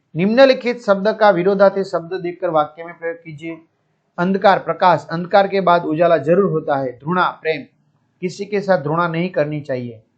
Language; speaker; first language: Hindi; non-native, local second language; Gujarati